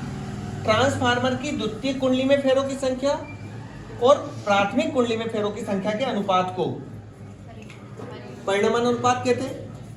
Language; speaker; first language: Hindi; native; Hindi